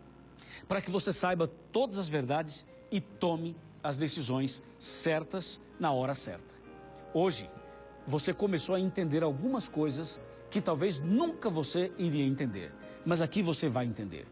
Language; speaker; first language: Portuguese; native; Portuguese